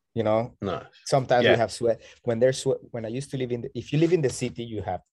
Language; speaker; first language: English; non-native, fluent; Spanish